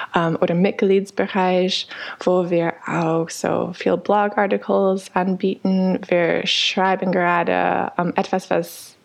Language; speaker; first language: German; non-native, fluent; English